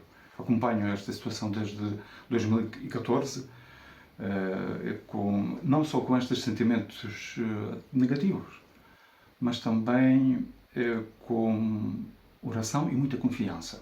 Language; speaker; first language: Portuguese; non-native, fluent; Ukrainian